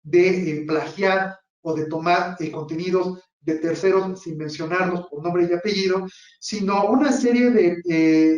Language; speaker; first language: Spanish; native; Spanish